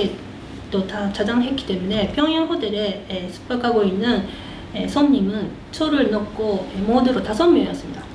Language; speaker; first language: Korean; early bilingual, heritage; Korean